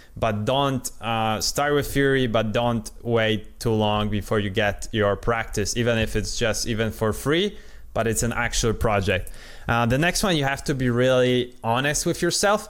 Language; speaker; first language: English; non-native, fluent; Polish